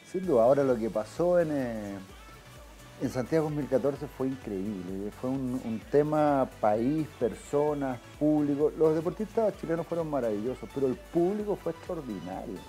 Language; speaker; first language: Spanish; native; Spanish